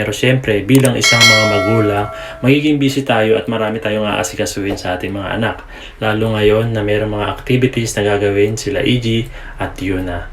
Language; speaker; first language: Filipino; native; Filipino